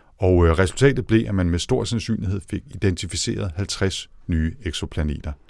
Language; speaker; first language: Danish; native; Danish